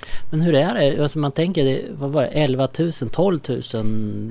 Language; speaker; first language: Swedish; native; Swedish